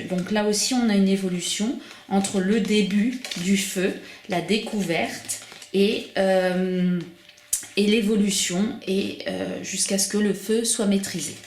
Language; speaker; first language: French; native; French